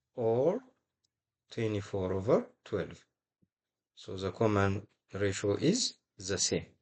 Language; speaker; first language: English; non-native, local second language; Amharic